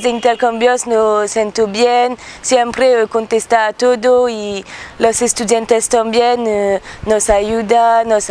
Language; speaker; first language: Spanish; non-native, learner; French